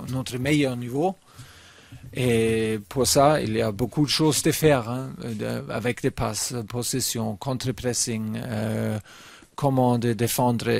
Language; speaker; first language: French; non-native, fluent; German